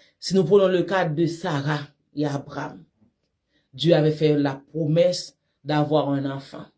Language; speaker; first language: French; non-native, local second language; Haitian Creole